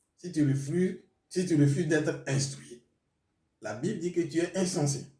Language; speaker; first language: French; non-native, local second language; Mossi